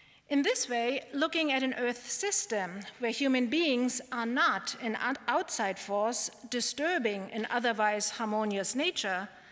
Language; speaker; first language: English; non-native, fluent; German